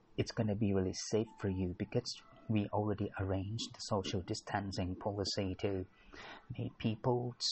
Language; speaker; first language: English; non-native, fluent; Thai